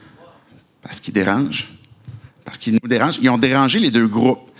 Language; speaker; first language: French; native; French